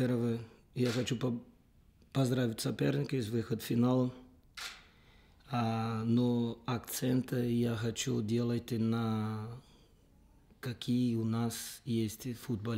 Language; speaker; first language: Russian; non-native, fluent; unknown